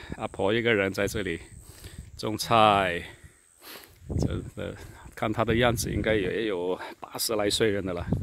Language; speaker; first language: Chinese; non-native, local second language; Cantonese